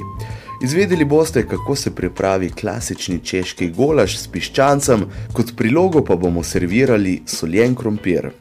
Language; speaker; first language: Slovenian; native; Slovenian